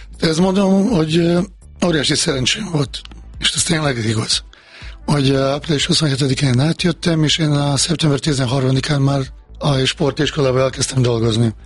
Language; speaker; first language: Hungarian; non-native, fluent; Bosnian